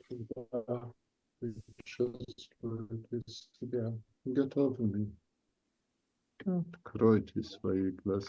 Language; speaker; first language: Russian; non-native, learner; English